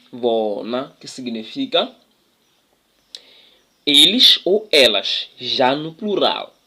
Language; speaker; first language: Portuguese; non-native, local second language; Tsonga